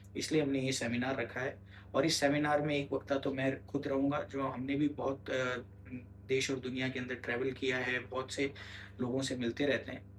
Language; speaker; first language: Hindi; native; Hindi